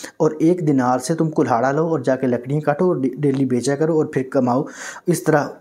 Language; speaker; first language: Urdu; non-native, local second language; Punjabi